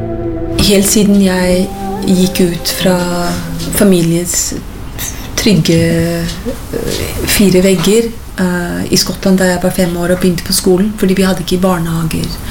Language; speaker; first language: Norwegian; non-native, fluent; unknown